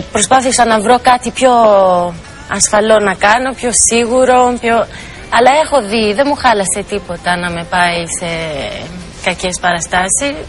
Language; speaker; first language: Greek; non-native, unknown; French